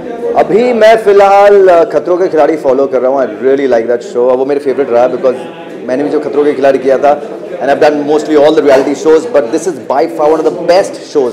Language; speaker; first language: Hindi; native; Hindi